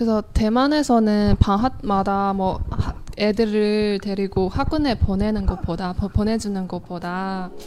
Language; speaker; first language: Korean; non-native, fluent; Chinese